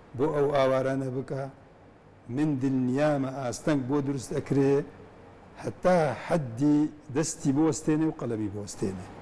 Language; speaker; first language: Central Kurdish; non-native, local second language; Kurdish